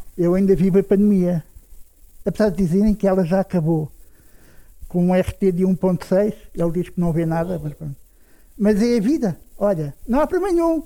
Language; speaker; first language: Portuguese; native; Portuguese